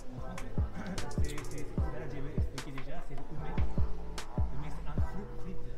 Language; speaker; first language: French; non-native, learner; Japanese